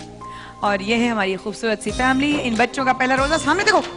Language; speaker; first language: Urdu; native; Urdu